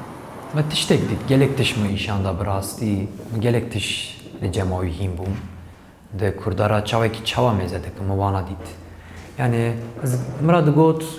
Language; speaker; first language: Kurdish; non-native, local second language; Turkish